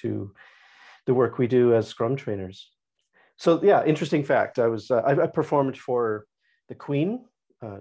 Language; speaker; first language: English; native; English